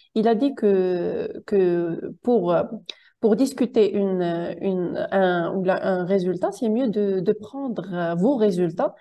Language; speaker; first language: French; non-native, local second language; Arabic